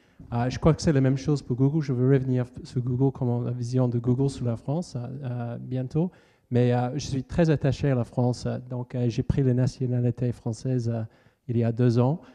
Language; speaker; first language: French; non-native, fluent; English